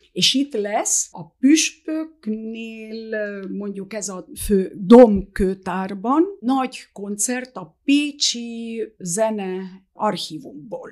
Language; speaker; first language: Hungarian; early bilingual, heritage; Hungarian